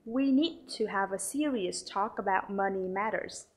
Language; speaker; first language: English; non-native, fluent; Vietnamese